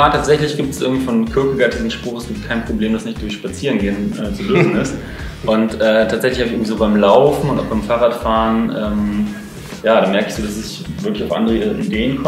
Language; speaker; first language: German; native; German